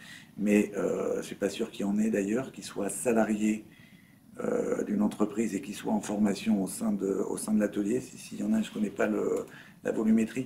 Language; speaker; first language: French; native; French